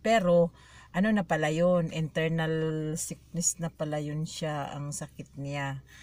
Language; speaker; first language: Filipino; native; Filipino